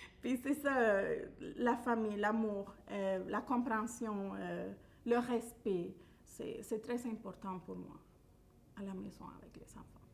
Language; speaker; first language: French; non-native, fluent; Spanish